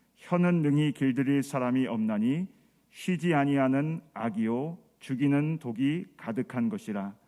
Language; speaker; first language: Korean; native; Korean